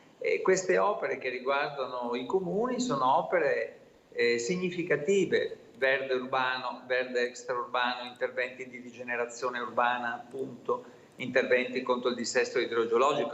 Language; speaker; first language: Italian; native; Italian